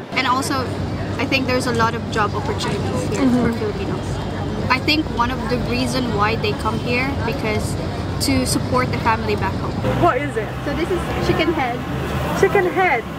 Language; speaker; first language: English; non-native, local second language; Hiligaynon